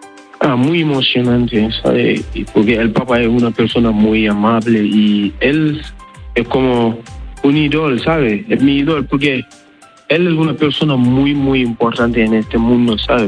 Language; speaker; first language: Spanish; non-native, learner; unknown